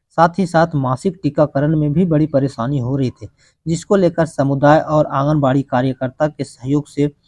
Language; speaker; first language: Hindi; native; Hindi